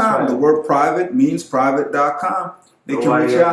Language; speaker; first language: English; native; English